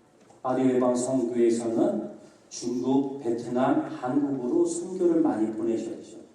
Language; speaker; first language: Korean; native; Korean